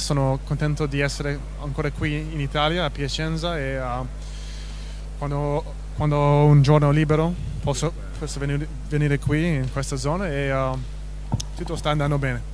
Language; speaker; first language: Italian; non-native, fluent; English